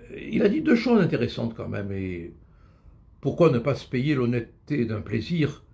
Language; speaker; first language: French; native; French